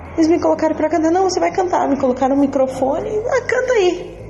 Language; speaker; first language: Portuguese; native; Portuguese